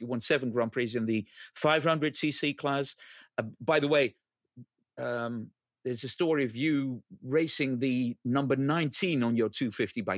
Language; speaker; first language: English; non-native, fluent; Dutch